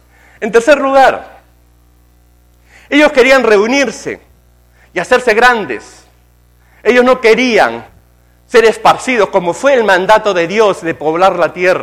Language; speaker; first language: Spanish; native; Spanish